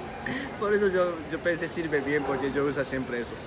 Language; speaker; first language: Spanish; non-native, learner; Japanese